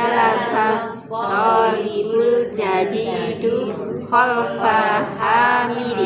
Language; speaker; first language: Arabic; non-native, learner; Indonesian